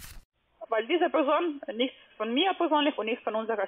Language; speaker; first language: German; non-native, fluent; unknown